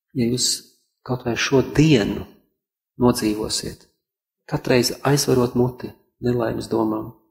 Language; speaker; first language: Latvian; native; Latvian